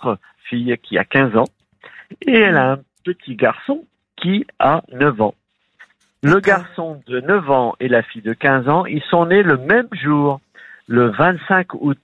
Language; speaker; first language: French; native; French